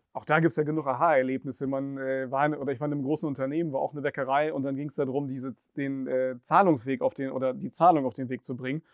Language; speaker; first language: German; native; German